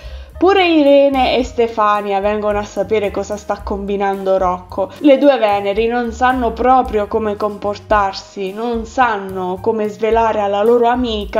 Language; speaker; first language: Italian; native; Italian